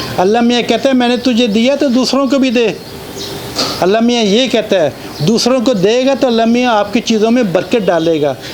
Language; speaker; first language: Urdu; non-native, local second language; Punjabi